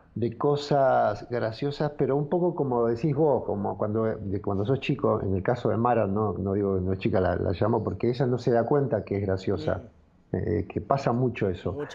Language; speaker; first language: Spanish; native; Spanish